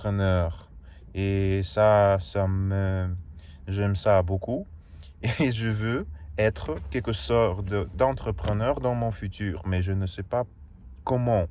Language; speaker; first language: French; non-native, learner; Russian